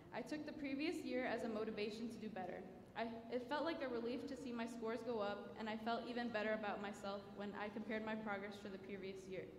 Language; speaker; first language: English; early bilingual, other home language; Spanish